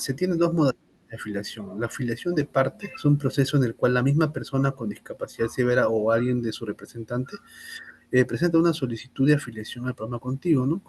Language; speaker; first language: Spanish; native; Spanish